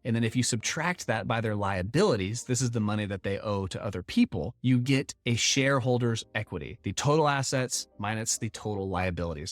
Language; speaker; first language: English; native; English